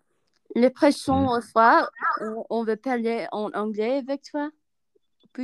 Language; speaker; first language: French; non-native, learner; English